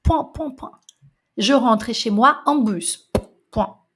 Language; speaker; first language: French; non-native, fluent; Portuguese